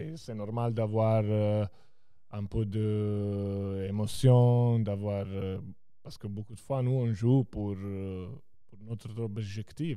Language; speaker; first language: French; non-native, local second language; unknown